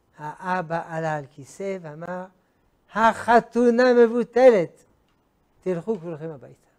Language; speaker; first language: Hebrew; non-native, fluent; French